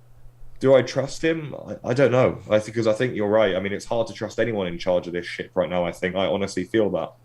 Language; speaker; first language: English; native; English